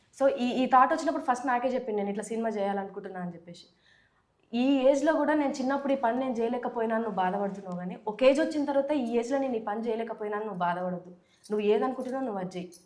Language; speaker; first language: Telugu; native; Telugu